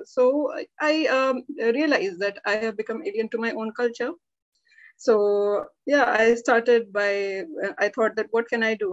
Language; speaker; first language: English; early bilingual, other home language; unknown